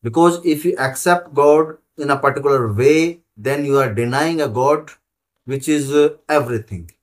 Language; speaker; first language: English; non-native, local second language; Hindi